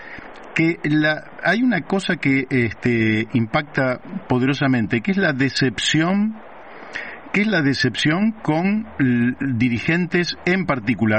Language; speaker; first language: Spanish; native; Spanish